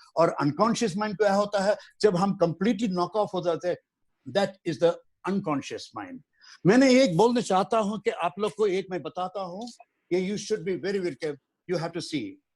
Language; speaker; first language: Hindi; non-native, local second language; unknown